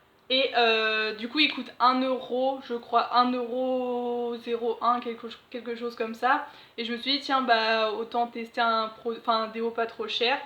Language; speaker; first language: French; native; French